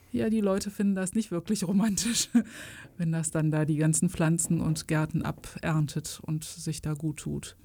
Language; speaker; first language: German; native; German